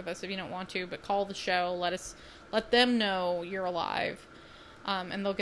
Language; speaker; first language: English; native; English